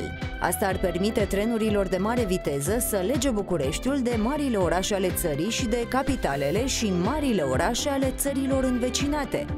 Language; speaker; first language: Romanian; native; Romanian